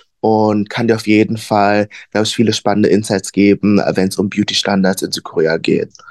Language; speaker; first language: German; early bilingual, other home language; Vietnamese